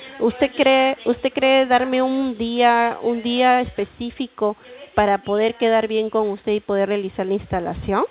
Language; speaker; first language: Spanish; native; Spanish